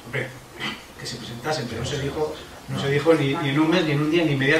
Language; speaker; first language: Spanish; native; Spanish